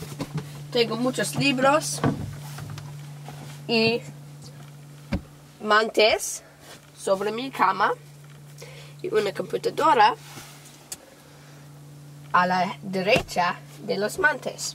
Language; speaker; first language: Spanish; non-native, learner; English